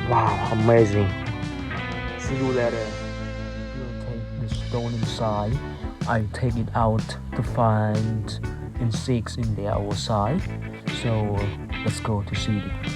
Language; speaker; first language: English; non-native, learner; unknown